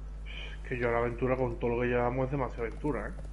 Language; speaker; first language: Spanish; native; Spanish